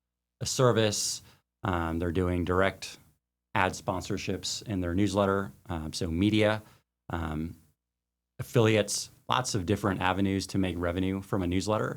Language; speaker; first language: English; native; English